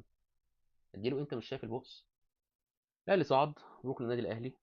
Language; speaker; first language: Arabic; native; Arabic